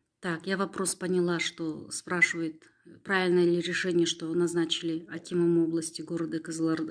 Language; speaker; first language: Russian; non-native, local second language; Kazakh